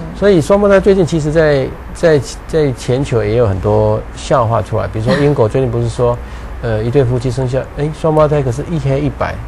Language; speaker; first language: Chinese; native; Chinese